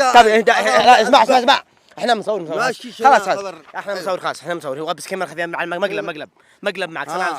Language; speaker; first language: Arabic; native; Arabic